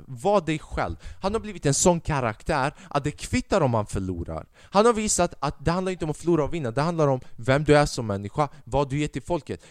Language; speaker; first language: Swedish; early bilingual, other home language; Albanian